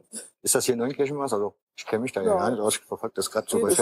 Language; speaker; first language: German; native; German